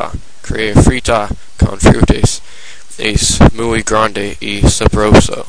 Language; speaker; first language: Spanish; non-native, learner; English